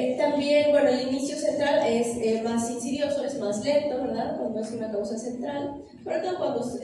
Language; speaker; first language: Spanish; native; Spanish